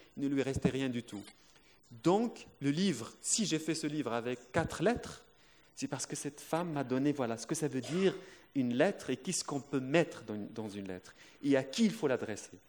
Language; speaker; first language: French; non-native, local second language; Arabic